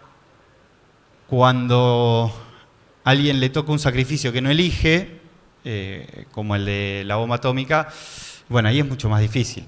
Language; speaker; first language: Spanish; native; Spanish